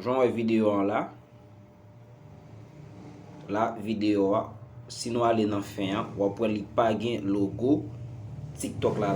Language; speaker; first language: French; non-native, learner; Haitian Creole